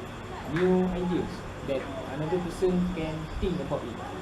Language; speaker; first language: English; non-native, learner; Malay